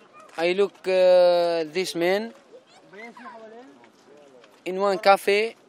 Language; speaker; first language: English; non-native, learner; Arabic